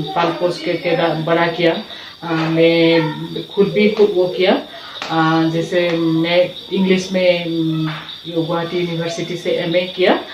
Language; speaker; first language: Hindi; non-native, local second language; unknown